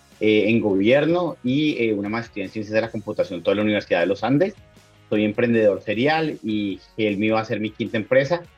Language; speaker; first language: Spanish; native; Spanish